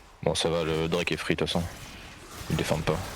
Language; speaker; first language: French; native; French